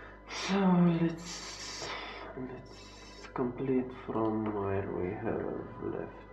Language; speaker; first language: English; non-native, fluent; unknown